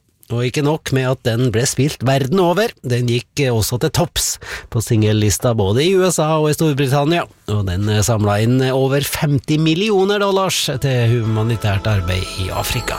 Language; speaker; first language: Norwegian; native; Norwegian